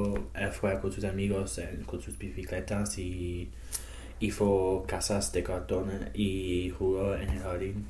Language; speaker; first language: Spanish; non-native, learner; English